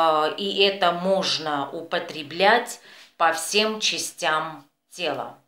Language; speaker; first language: Russian; non-native, fluent; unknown